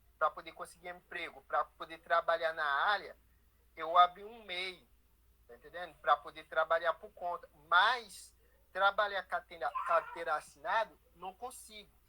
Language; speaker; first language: Portuguese; non-native, fluent; Haitian Creole